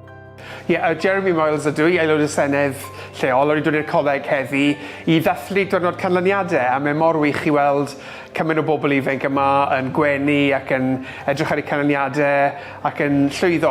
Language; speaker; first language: Welsh; native; Welsh